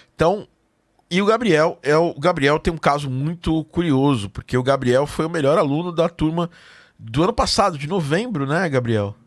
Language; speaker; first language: Portuguese; native; Portuguese